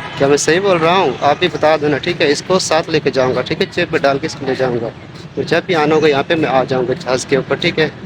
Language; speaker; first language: Urdu; non-native, local second language; Saraiki